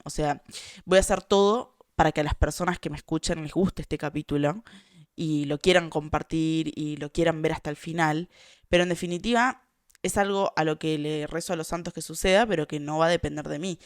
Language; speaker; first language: Spanish; native; Spanish